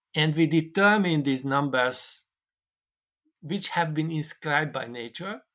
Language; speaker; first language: English; non-native, fluent; Hungarian